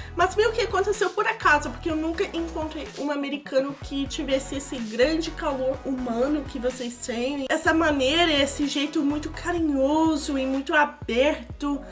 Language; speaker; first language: Portuguese; non-native, fluent; English